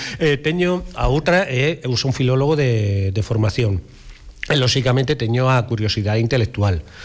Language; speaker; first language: Galician; non-native, local second language; Spanish